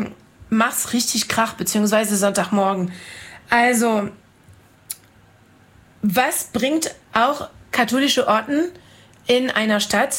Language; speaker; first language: German; non-native, fluent; French